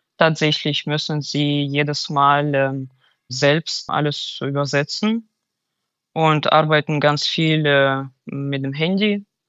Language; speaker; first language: German; non-native, fluent; Russian